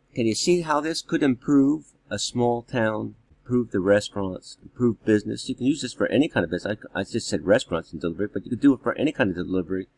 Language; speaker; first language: English; native; English